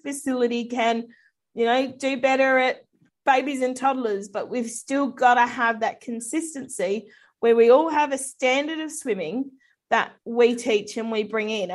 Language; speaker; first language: English; native; English